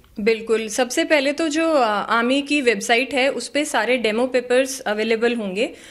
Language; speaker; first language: Hindi; native; Hindi